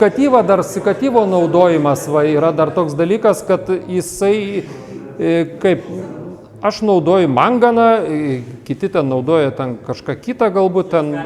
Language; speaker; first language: Lithuanian; native; Lithuanian